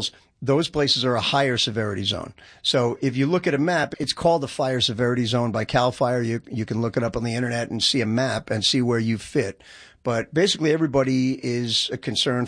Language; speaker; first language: English; native; English